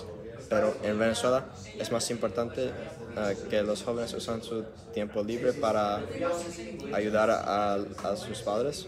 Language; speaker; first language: Spanish; non-native, learner; English